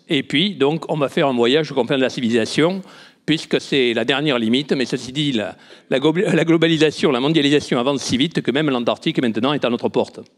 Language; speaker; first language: French; native; French